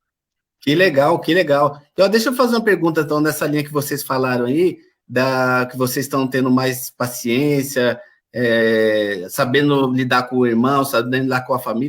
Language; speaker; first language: Portuguese; native; Portuguese